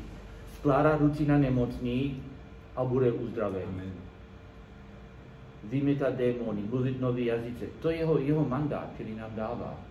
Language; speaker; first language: Czech; non-native, learner; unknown